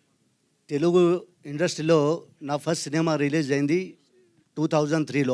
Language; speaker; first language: Telugu; non-native, learner; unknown